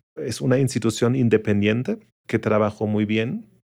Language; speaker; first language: Spanish; non-native, fluent; German